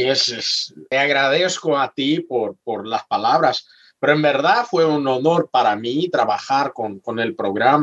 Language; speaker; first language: Spanish; non-native, fluent; Portuguese